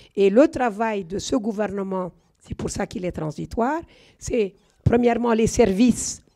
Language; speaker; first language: French; non-native, fluent; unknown